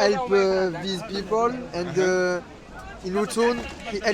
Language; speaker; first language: English; non-native, learner; French